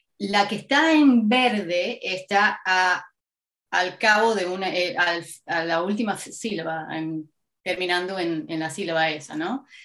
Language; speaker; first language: Spanish; native; Spanish